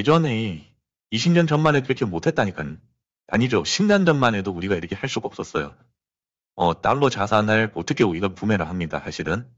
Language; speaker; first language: Korean; native; Korean